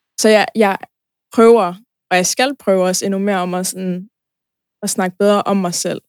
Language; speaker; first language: Danish; early bilingual, other home language; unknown